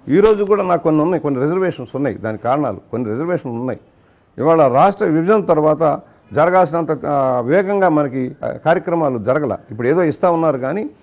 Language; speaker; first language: Telugu; native; Telugu